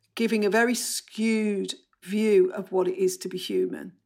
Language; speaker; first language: English; native; English